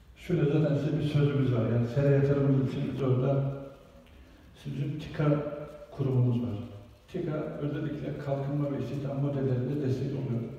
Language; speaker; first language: Turkish; native; Turkish